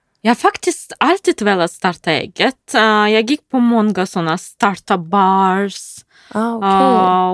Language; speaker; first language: Swedish; non-native, fluent; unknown